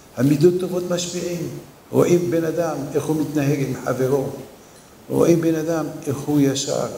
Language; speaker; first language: Hebrew; non-native, fluent; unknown